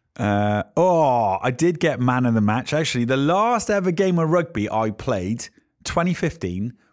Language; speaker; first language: English; native; English